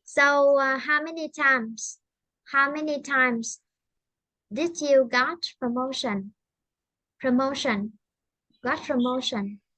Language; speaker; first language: English; non-native, fluent; Vietnamese